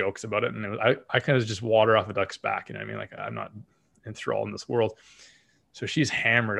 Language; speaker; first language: English; native; English